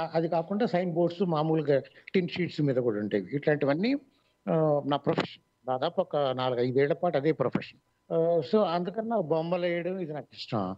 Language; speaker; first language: Telugu; native; Telugu